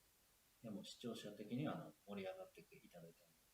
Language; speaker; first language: Japanese; native; Japanese